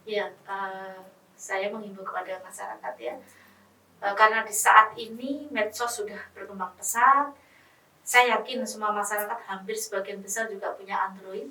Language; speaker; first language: Indonesian; native; Indonesian